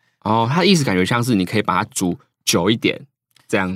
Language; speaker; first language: Chinese; native; Chinese